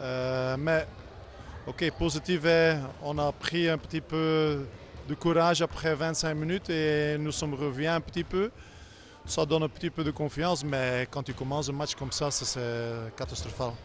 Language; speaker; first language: French; non-native, learner; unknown